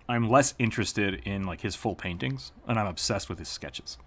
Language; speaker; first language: English; native; English